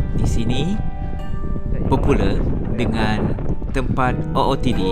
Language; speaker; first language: Malay; native; Malay